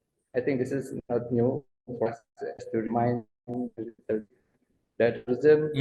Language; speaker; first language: English; non-native, fluent; Banjar